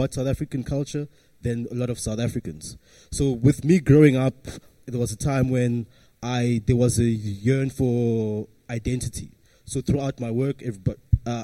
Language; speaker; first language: English; early bilingual, other home language; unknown